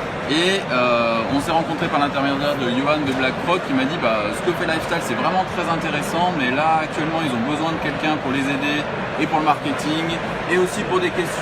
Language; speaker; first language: French; native; French